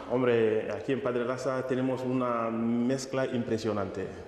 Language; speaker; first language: Spanish; non-native, fluent; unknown